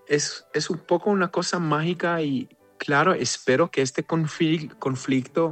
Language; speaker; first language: Spanish; non-native, fluent; Hebrew